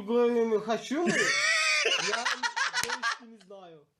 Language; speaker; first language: Russian; non-native, learner; Turkmen